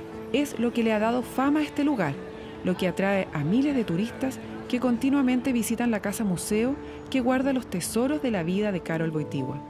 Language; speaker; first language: Spanish; native; Spanish